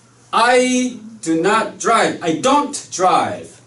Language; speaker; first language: English; non-native, fluent; Korean